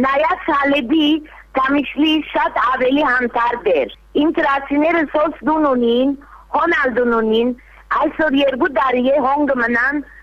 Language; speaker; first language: Armenian; early bilingual, heritage; Armenian